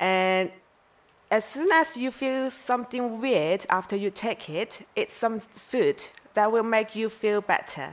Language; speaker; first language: English; non-native, fluent; Korean